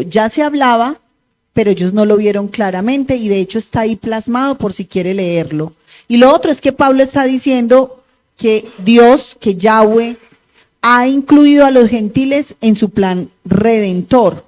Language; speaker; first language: Spanish; native; Spanish